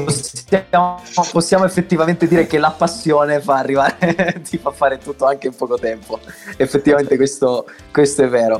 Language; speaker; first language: Italian; native; Italian